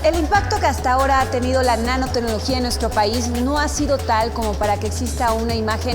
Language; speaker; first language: Spanish; native; Spanish